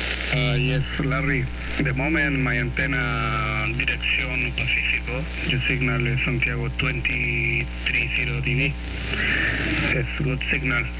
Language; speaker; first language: English; non-native, learner; Spanish